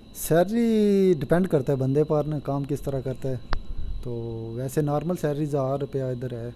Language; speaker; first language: Urdu; non-native, local second language; Punjabi